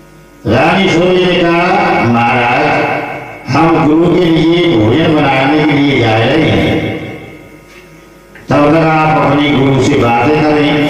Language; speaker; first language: Hindi; native; Hindi